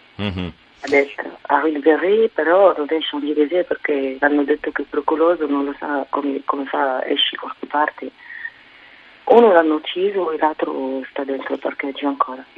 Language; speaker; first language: Italian; non-native, fluent; Arabic